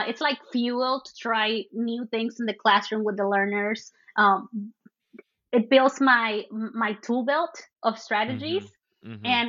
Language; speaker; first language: English; early bilingual, other home language; Spanish